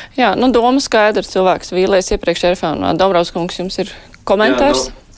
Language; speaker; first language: Latvian; native; Latvian